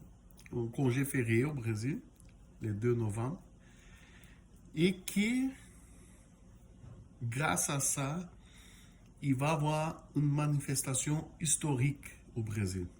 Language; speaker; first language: French; non-native, fluent; Portuguese